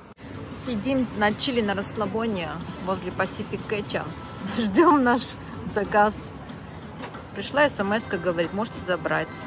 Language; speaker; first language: Russian; native; Russian